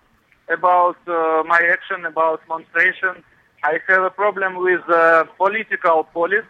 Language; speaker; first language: English; non-native, learner; Russian